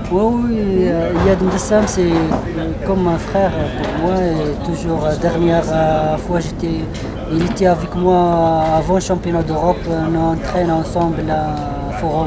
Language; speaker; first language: French; non-native, learner; Arabic